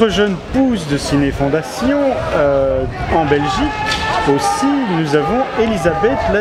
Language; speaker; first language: French; native; French